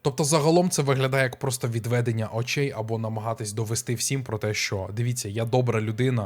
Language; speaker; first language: Ukrainian; native; Ukrainian